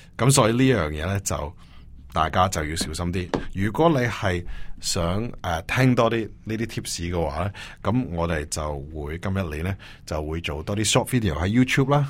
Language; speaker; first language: Cantonese; early bilingual, heritage; Cantonese